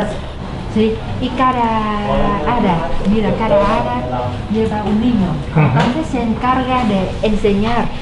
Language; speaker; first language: Spanish; non-native, learner; Vietnamese